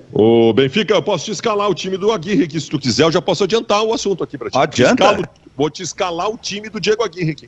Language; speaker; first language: Portuguese; native; Portuguese